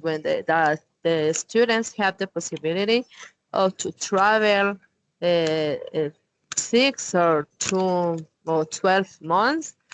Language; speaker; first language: English; non-native, learner; Spanish